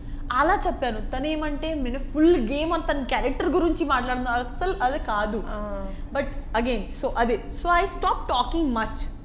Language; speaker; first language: Telugu; non-native, learner; Gujarati